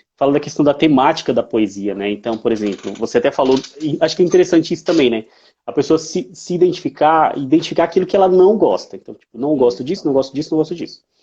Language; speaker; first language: Portuguese; native; Portuguese